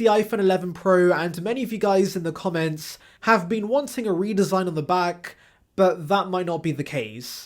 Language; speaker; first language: English; native; English